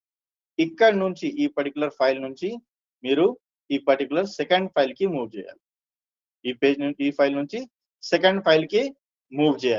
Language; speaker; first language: Telugu; native; Telugu